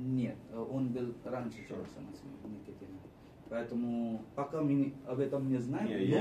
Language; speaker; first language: Russian; non-native, fluent; Marathi